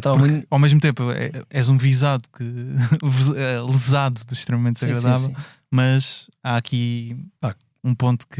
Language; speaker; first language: Portuguese; native; Portuguese